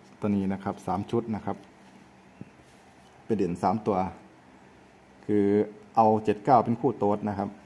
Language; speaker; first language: Thai; native; Thai